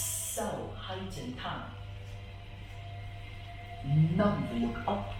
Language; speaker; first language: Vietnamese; non-native, learner; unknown